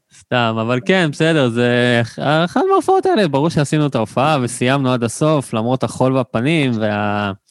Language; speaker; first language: Hebrew; native; Hebrew